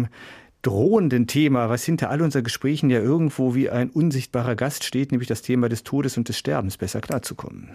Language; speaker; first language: German; native; German